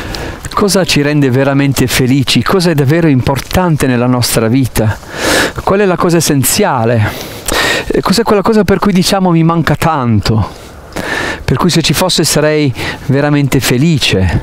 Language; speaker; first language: Italian; native; Italian